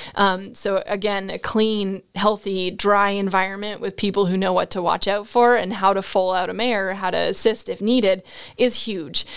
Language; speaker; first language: English; native; English